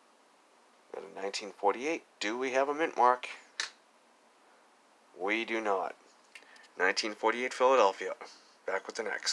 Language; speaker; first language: English; native; English